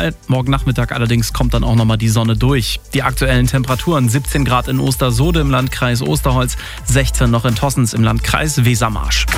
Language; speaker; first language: German; native; German